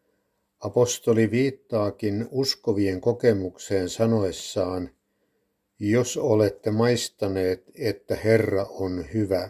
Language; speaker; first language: Finnish; native; Finnish